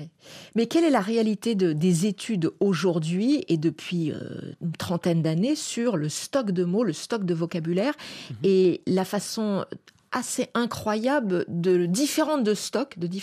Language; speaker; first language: French; native; French